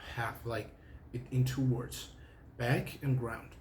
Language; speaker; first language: English; non-native, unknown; Persian